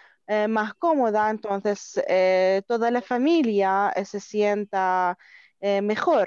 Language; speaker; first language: Spanish; non-native, learner; Arabic